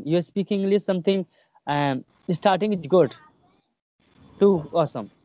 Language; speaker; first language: English; non-native, learner; Hindi